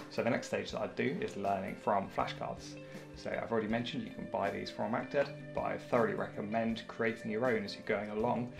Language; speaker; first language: English; native; English